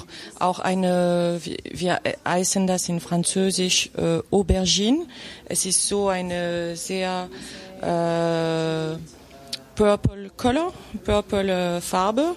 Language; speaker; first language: German; non-native, fluent; French